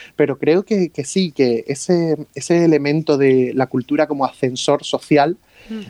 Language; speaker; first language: Spanish; native; Spanish